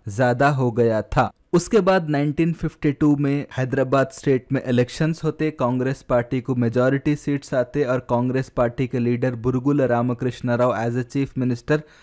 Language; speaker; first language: Hindi; non-native, local second language; Urdu